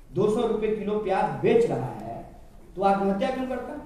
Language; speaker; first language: Hindi; native; Hindi